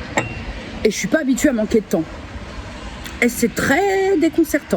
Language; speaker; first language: French; native; French